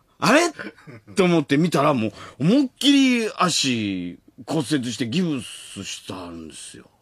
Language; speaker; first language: Japanese; native; Japanese